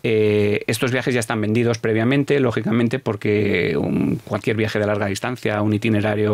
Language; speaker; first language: Spanish; native; Spanish